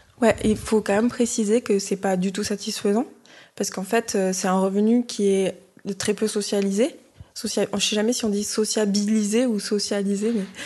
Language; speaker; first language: French; non-native, fluent; Bini